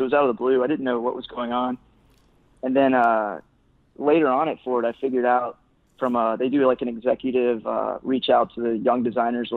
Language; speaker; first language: English; native; English